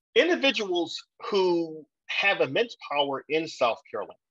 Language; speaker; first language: English; native; English